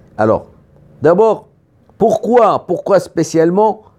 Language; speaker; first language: French; non-native, local second language; Arabic